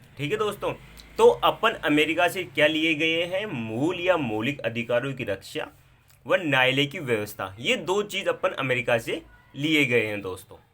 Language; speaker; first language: Hindi; native; Hindi